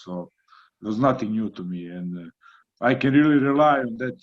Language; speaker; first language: English; non-native, fluent; Croatian